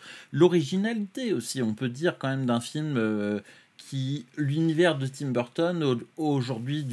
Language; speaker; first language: French; native; French